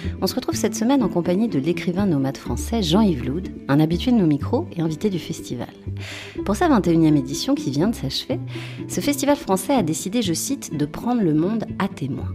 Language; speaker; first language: French; native; French